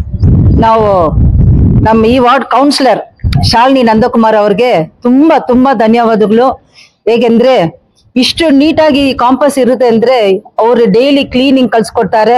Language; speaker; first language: Kannada; non-native, local second language; Tamil